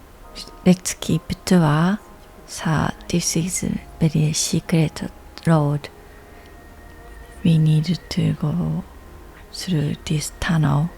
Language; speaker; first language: English; non-native, learner; Japanese